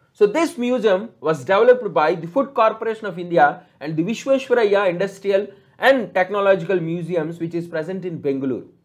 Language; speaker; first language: English; non-native, local second language; Telugu